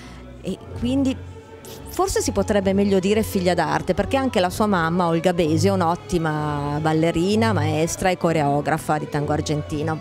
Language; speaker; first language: Italian; native; Italian